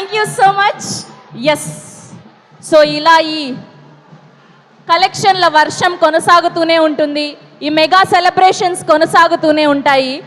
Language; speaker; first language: Telugu; native; Telugu